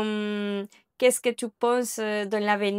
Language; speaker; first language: French; non-native, learner; Spanish